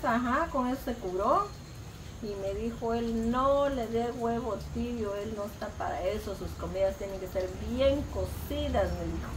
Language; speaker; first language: Spanish; native; Spanish